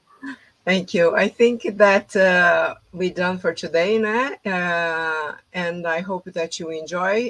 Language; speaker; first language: English; non-native, fluent; Portuguese